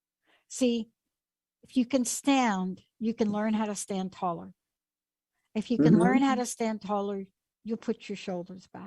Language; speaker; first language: English; native; English